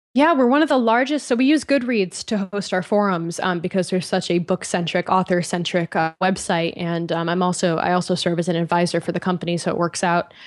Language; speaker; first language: English; native; English